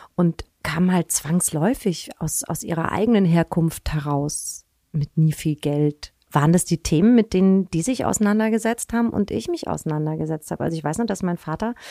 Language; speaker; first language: German; native; German